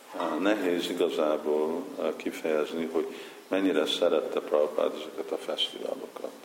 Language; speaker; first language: Hungarian; early bilingual, heritage; Hungarian